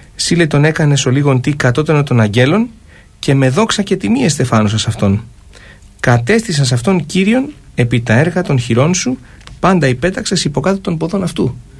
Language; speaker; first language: Greek; native; Greek